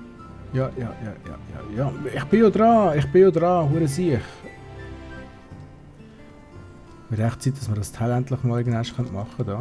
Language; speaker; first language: German; native; German